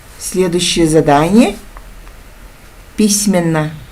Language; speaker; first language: Russian; non-native, local second language; Kazakh